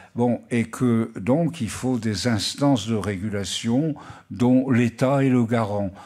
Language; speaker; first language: French; native; French